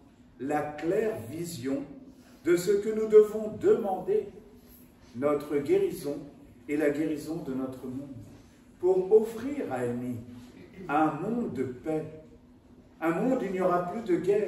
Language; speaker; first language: French; native; French